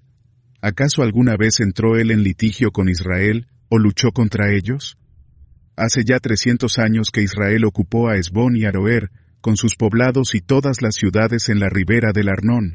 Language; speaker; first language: Spanish; native; Spanish